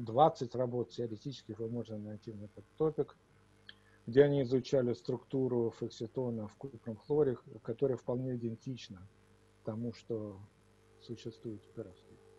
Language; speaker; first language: Russian; native; Russian